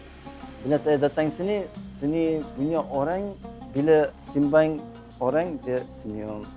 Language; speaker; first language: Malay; non-native, learner; Uzbek